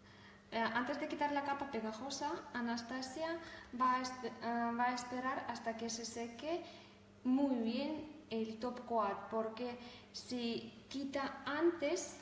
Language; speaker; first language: Spanish; non-native, fluent; Russian